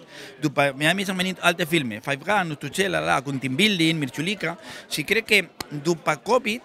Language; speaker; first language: Romanian; non-native, learner; Spanish